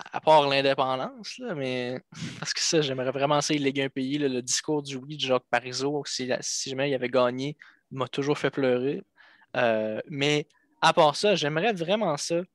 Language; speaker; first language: French; native; French